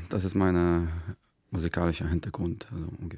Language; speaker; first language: German; non-native, fluent; Arabic